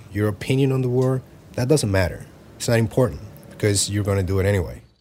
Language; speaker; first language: English; early bilingual, other home language; Spanish